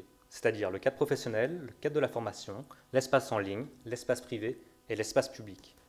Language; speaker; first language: French; native; French